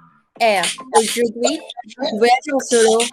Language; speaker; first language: French; non-native, learner; Korean